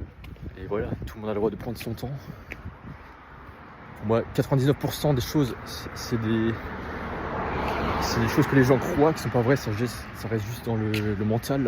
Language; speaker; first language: French; native; French